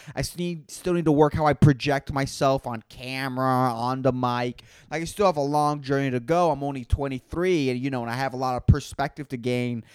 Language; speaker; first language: English; non-native, fluent; Spanish